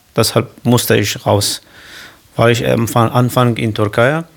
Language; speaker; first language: German; non-native, learner; Kurdish